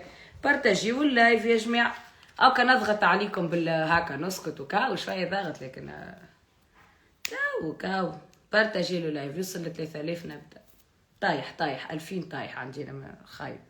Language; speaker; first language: Arabic; native; Arabic